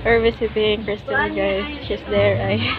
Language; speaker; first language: English; non-native, local second language; Cebuano